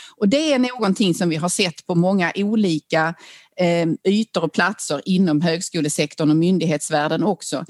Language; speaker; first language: Swedish; native; Swedish